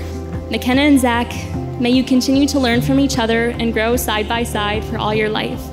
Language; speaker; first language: English; native; English